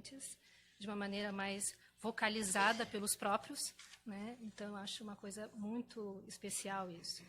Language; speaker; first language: Portuguese; native; Portuguese